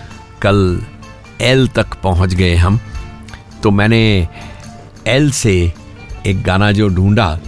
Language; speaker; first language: Hindi; native; Hindi